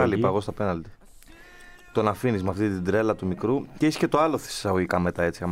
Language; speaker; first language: Greek; native; Greek